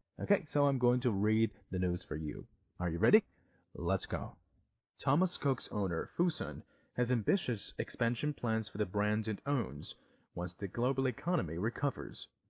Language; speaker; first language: English; non-native, fluent; Chinese